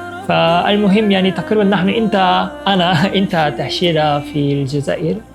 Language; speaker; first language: Arabic; non-native, fluent; Korean